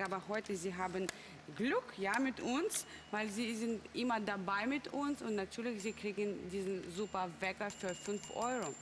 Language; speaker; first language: German; non-native, fluent; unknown